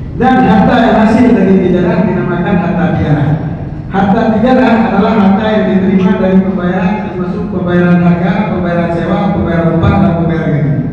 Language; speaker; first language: Malay; non-native, local second language; Achinese